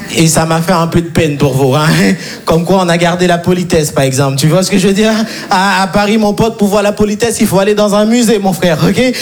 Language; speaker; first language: French; non-native, local second language; Haitian Creole